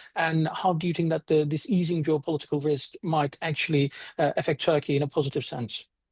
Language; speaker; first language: English; non-native, fluent; Turkish